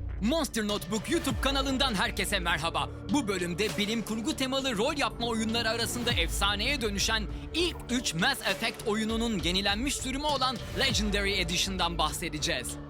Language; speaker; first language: Turkish; native; Turkish